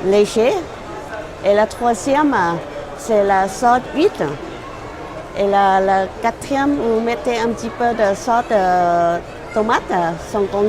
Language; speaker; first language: French; non-native, learner; Thai